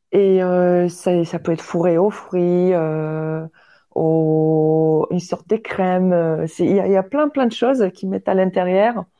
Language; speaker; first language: French; non-native, fluent; Polish